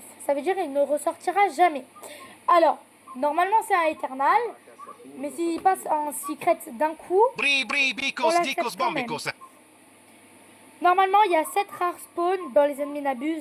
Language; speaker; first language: French; native; French